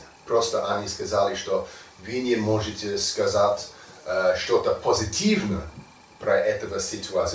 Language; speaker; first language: Russian; non-native, learner; English